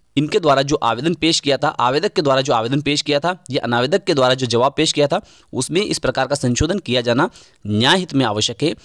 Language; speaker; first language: Hindi; native; Hindi